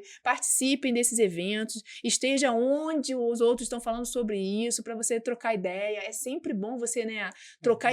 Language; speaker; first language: Portuguese; native; Portuguese